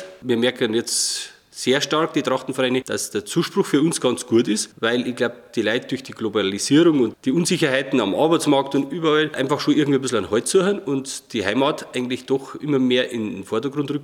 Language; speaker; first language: German; native; German